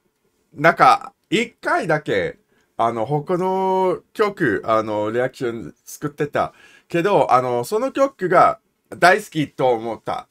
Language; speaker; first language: Japanese; non-native, learner; English